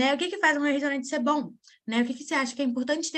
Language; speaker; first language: Portuguese; native; Portuguese